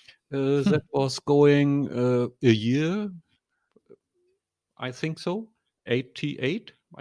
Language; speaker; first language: English; non-native, learner; German